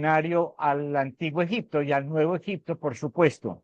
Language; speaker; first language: Spanish; native; Spanish